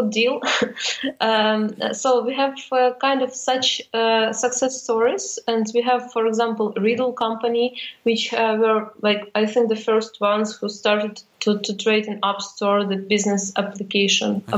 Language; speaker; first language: English; non-native, fluent; Ukrainian